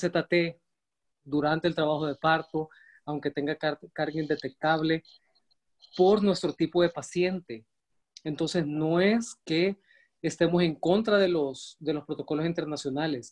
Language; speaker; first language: Spanish; native; Spanish